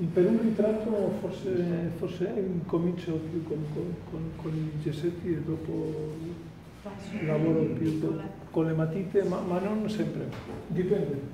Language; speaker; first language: Italian; non-native, fluent; Spanish